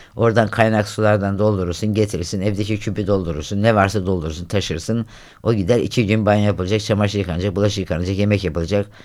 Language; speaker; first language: Turkish; native; Turkish